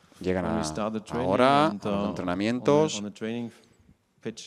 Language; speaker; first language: Spanish; non-native, learner; German